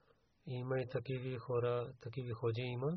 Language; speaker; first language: Bulgarian; non-native, learner; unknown